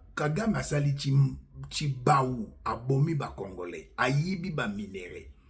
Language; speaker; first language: Lingala; non-native, local second language; Luba-Lulua